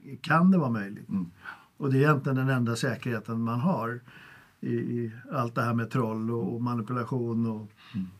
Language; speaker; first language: Swedish; native; Swedish